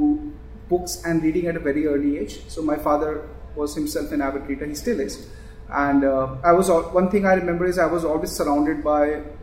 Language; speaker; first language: English; non-native, local second language; Hindi